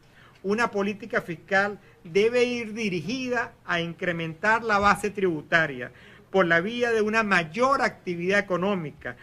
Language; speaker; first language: Spanish; native; Spanish